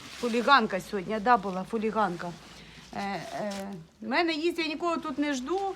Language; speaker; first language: Ukrainian; non-native, local second language; Russian